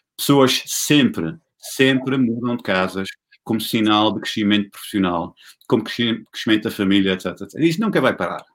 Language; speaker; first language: Portuguese; non-native, fluent; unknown